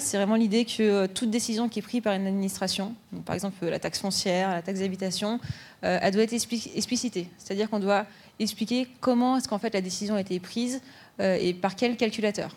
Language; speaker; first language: French; native; French